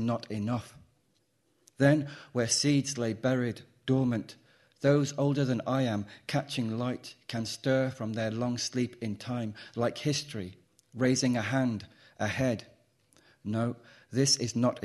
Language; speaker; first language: English; native; English